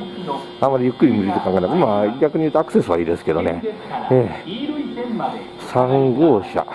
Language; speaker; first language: Japanese; native; Japanese